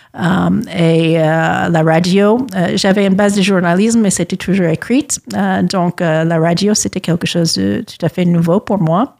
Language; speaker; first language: French; non-native, fluent; English